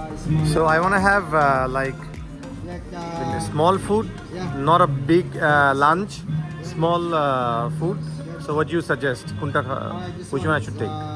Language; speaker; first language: English; non-native, local second language; Bangla